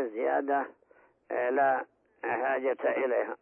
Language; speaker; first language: Arabic; native; Arabic